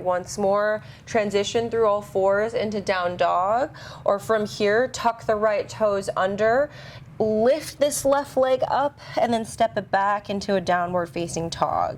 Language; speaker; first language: English; native; English